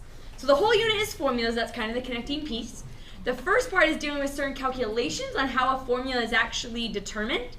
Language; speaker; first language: English; native; English